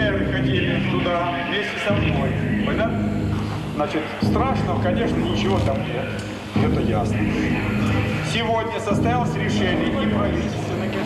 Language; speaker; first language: Russian; native; Russian